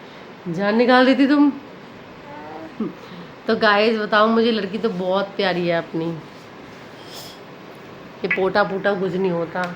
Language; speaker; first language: Hindi; native; Hindi